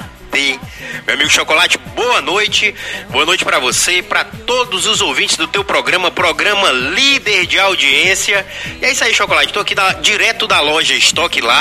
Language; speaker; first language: Portuguese; native; Portuguese